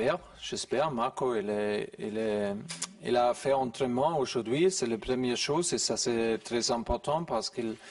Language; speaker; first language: French; non-native, learner; German